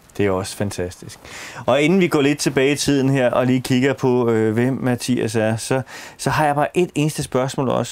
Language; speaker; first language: Swedish; non-native, learner; Danish